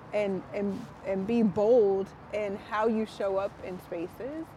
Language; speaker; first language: English; native; English